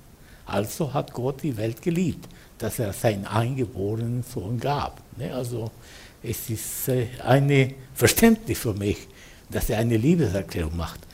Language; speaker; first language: German; non-native, fluent; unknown